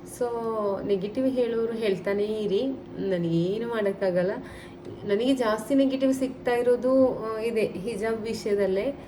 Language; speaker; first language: Kannada; non-native, local second language; Malayalam